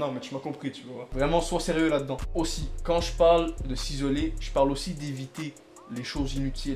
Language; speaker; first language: French; native; French